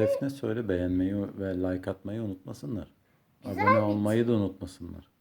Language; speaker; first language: Turkish; native; Turkish